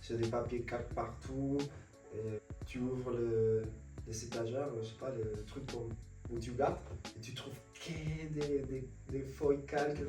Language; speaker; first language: French; non-native, fluent; Spanish